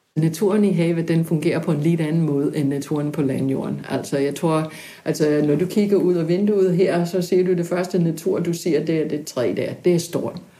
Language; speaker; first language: Danish; non-native, fluent; English